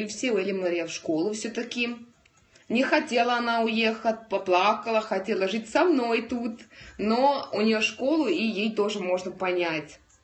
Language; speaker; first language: Russian; non-native, learner; Estonian